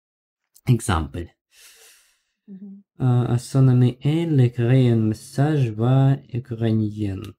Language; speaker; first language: French; non-native, learner; Russian